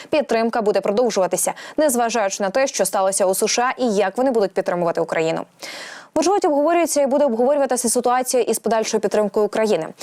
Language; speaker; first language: Ukrainian; native; Ukrainian